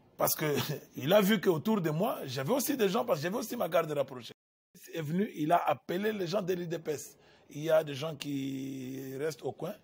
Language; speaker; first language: French; non-native, local second language; Lingala